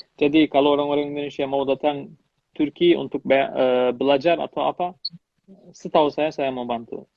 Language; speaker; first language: Indonesian; non-native, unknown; Turkish